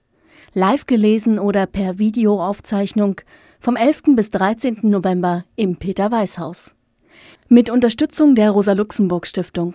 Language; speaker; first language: German; native; German